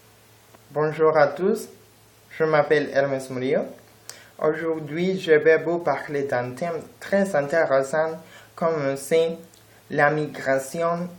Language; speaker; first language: French; non-native, learner; Spanish